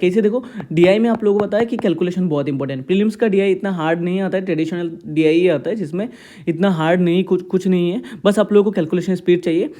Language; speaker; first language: Hindi; non-native, local second language; Assamese